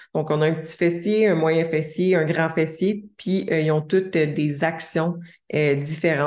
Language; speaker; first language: French; native; French